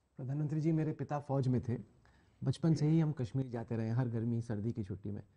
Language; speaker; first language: Hindi; native; Hindi